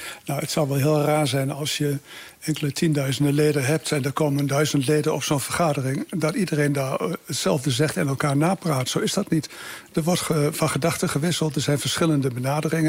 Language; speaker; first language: Dutch; native; Dutch